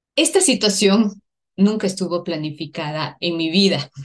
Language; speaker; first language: Spanish; native; Spanish